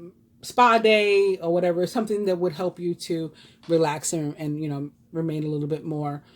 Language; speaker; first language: English; native; English